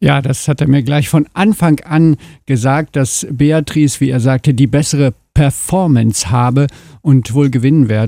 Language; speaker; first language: German; native; German